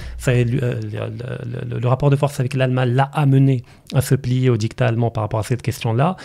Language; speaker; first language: French; non-native, local second language; Arabic